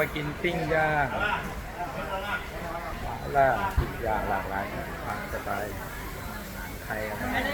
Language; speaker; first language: Thai; native; Thai